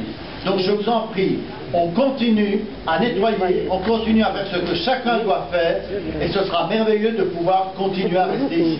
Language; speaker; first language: French; native; French